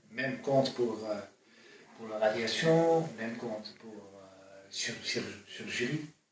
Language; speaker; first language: French; non-native, fluent; Dutch